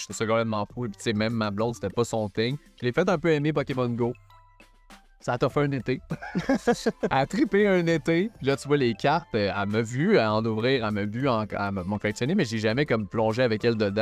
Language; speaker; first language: French; native; French